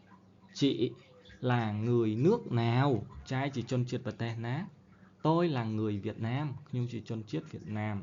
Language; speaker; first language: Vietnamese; non-native, fluent; Khmer